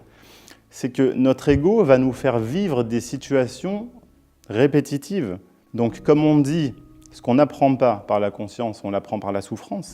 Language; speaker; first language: French; native; French